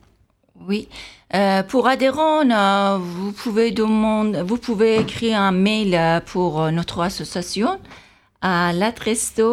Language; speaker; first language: French; non-native, fluent; Persian